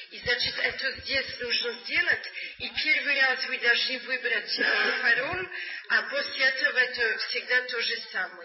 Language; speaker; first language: Russian; non-native, learner; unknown